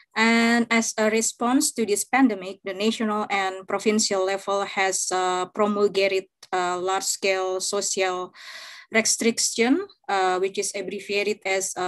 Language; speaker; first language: English; non-native, fluent; Indonesian